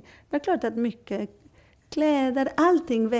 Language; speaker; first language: Swedish; non-native, fluent; Spanish